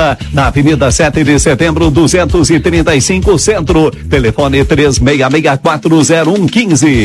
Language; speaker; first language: Portuguese; native; Portuguese